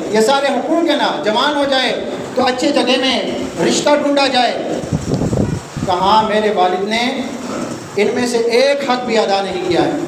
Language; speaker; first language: Urdu; non-native, local second language; Pashto